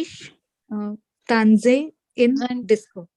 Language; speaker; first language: German; non-native, learner; Hindi